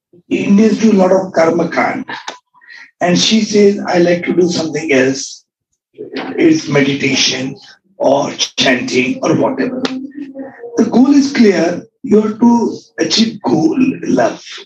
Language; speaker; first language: English; non-native, local second language; Hindi